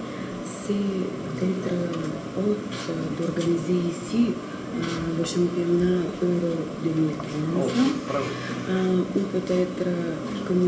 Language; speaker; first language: French; non-native, fluent; Bulgarian